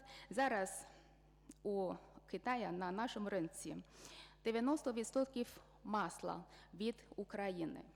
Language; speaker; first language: Ukrainian; non-native, fluent; Chinese